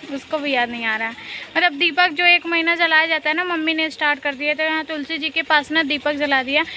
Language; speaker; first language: Hindi; native; Hindi